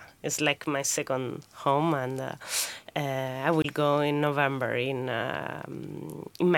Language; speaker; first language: English; non-native, fluent; Italian